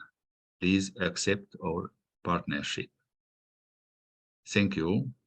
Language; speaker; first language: English; non-native, fluent; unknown